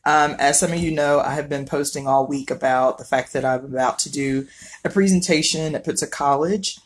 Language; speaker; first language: English; native; English